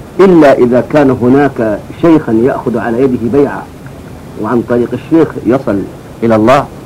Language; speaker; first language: Arabic; native; Arabic